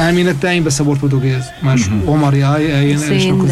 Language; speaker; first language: Portuguese; non-native, learner; Arabic